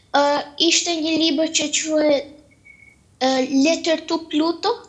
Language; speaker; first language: Albanian; early bilingual, heritage; Albanian